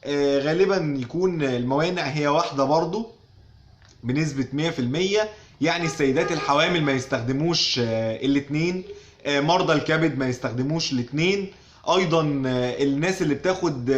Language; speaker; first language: Arabic; native; Arabic